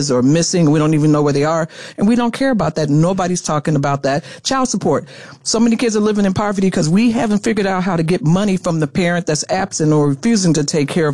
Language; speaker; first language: English; native; English